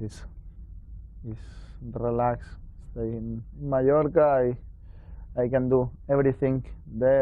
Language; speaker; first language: English; non-native, learner; Spanish